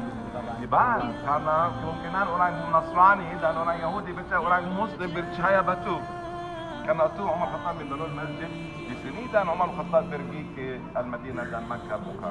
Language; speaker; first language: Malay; non-native, learner; Arabic